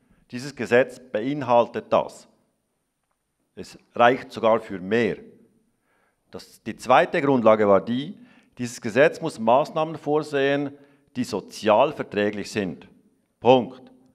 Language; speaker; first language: German; native; German